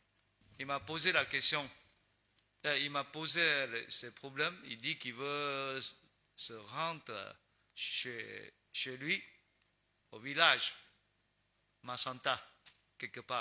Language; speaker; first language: French; non-native, learner; Chinese